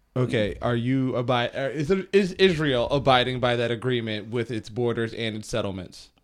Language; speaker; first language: English; native; English